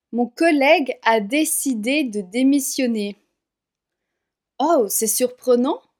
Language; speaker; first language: French; native; French